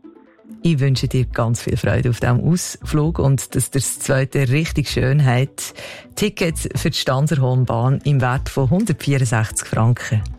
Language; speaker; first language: German; native; German